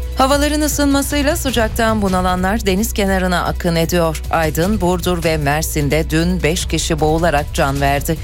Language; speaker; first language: Turkish; native; Turkish